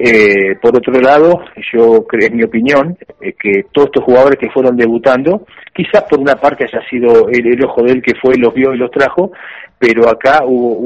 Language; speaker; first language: Spanish; native; Spanish